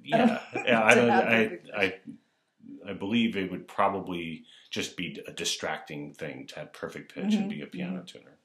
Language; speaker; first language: English; native; English